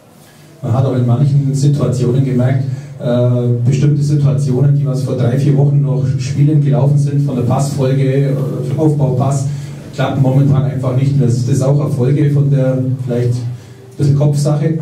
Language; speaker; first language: German; native; German